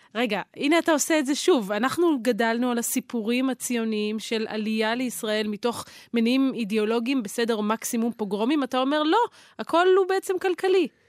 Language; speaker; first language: Hebrew; native; Hebrew